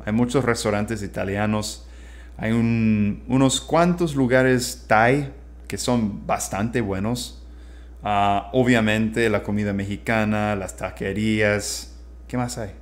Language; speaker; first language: Spanish; non-native, fluent; English